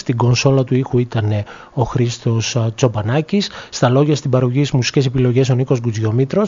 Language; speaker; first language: Greek; native; Greek